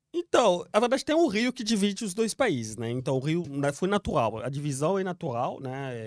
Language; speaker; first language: Portuguese; non-native, fluent; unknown